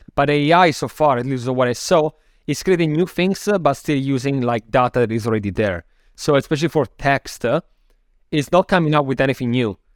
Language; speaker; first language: English; non-native, fluent; Italian